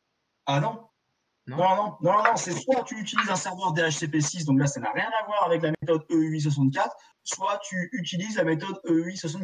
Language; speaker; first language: French; native; French